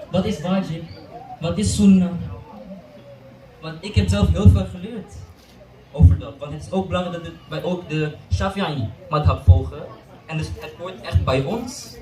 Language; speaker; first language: Dutch; early bilingual, other home language; Indonesian